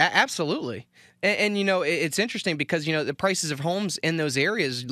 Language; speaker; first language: English; native; English